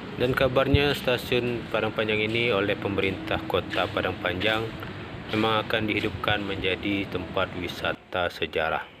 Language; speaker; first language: Indonesian; non-native, local second language; Minangkabau